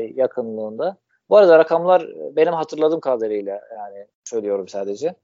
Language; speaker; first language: Turkish; non-native, fluent; Arabic